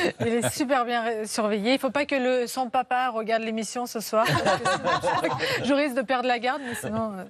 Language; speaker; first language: French; non-native, fluent; Russian